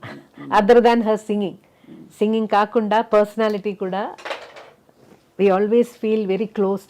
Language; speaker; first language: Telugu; non-native, local second language; Malayalam